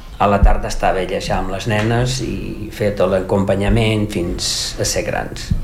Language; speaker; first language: Catalan; non-native, fluent; Portuguese